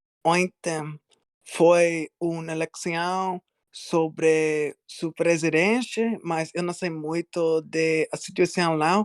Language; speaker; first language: Portuguese; non-native, learner; English